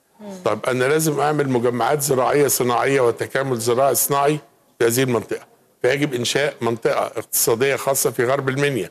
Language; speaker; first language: Arabic; native; Arabic